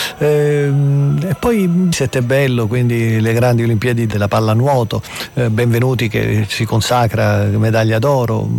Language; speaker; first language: Italian; native; Italian